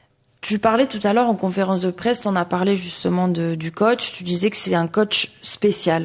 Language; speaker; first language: French; native; French